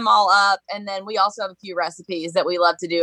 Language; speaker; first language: English; native; English